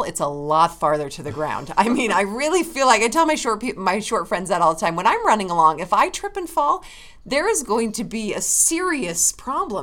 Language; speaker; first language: English; native; English